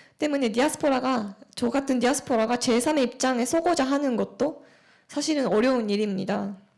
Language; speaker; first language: Korean; early bilingual, heritage; Japanese